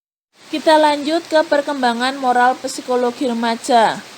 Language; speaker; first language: Indonesian; native; Indonesian